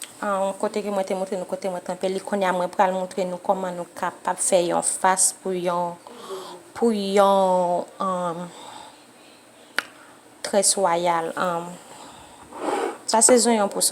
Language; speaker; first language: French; non-native, local second language; Haitian Creole